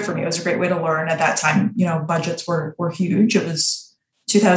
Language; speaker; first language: English; native; English